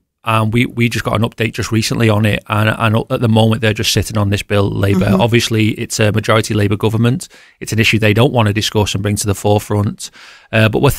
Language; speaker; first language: English; native; English